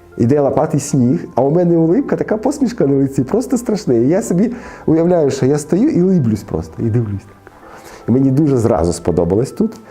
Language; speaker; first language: Ukrainian; non-native, local second language; Russian